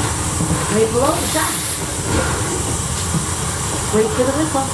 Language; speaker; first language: English; native; English